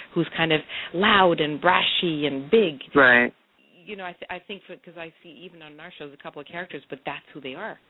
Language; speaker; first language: English; native; English